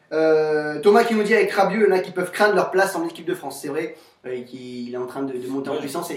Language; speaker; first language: French; native; French